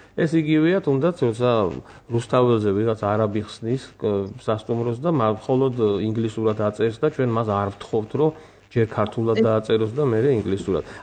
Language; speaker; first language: Georgian; native; Georgian